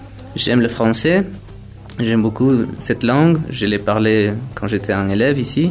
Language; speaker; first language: French; non-native, fluent; Spanish